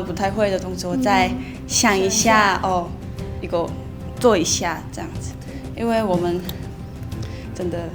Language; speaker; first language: Chinese; non-native, fluent; Korean